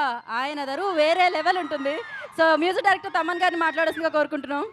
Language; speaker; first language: Telugu; native; Telugu